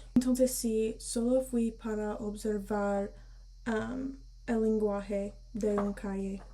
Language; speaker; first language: Spanish; early bilingual, heritage; Spanish